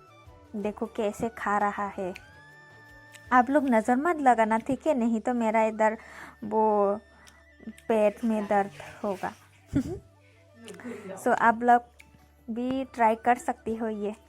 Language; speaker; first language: Hindi; non-native, local second language; Kok Borok